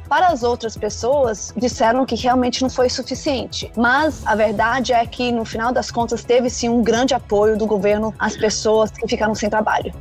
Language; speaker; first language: Portuguese; non-native, fluent; Danish